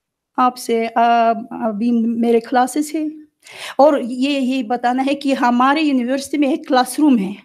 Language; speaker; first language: Hindi; non-native, fluent; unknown